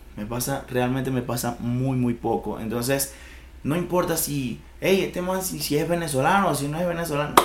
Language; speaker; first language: Spanish; native; Spanish